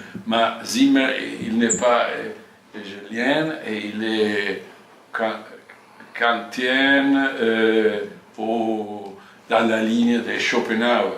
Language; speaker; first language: French; non-native, fluent; Italian